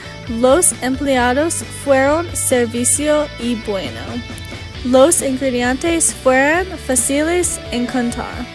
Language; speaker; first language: Spanish; non-native, learner; English